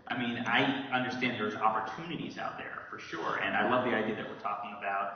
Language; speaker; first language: English; native; English